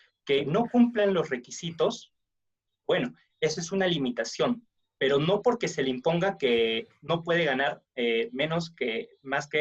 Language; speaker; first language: Spanish; native; Spanish